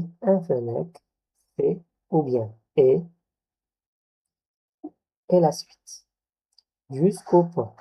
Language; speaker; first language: French; non-native, local second language; Arabic